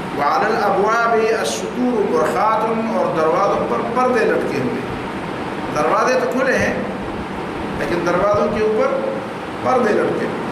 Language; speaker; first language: Urdu; non-native, local second language; Pashto